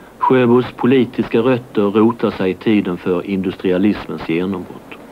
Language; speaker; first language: Swedish; native; Swedish